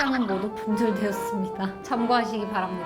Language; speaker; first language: Korean; non-native, fluent; Kazakh